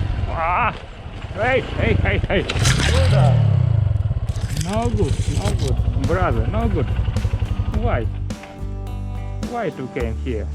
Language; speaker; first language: English; non-native, learner; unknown